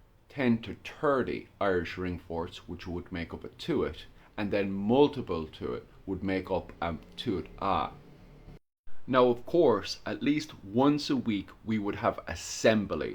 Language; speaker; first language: English; native; English